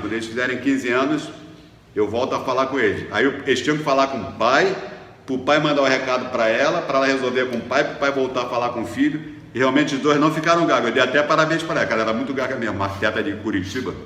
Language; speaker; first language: Portuguese; native; Portuguese